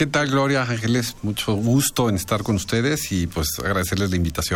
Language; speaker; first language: Spanish; native; Spanish